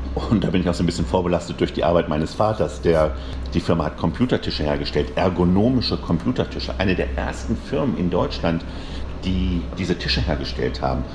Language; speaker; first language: German; native; German